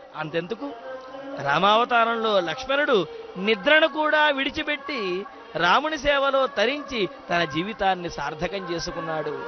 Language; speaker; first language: Telugu; native; Telugu